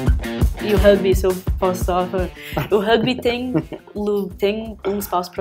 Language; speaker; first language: Portuguese; early bilingual, heritage; English